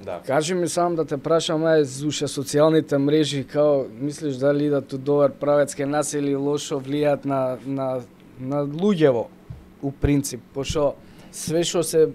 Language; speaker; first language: Macedonian; native; Macedonian